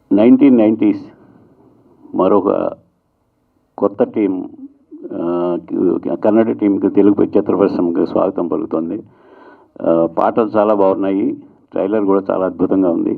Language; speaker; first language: Telugu; native; Telugu